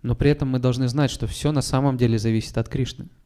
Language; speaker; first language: Russian; native; Russian